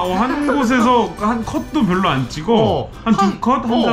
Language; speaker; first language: Korean; native; Korean